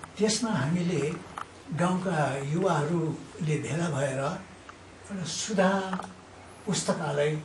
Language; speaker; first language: Nepali; native; Nepali